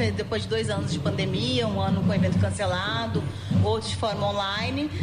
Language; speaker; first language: Portuguese; native; Portuguese